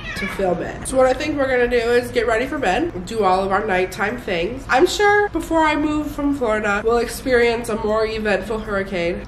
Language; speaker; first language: English; native; English